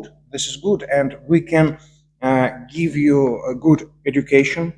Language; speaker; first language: English; non-native, learner; Russian